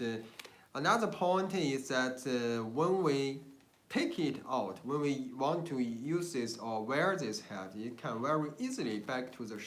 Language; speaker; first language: English; non-native, learner; Chinese